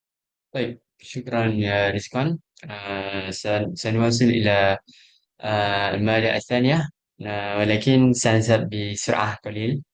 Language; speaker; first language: Arabic; non-native, learner; Malay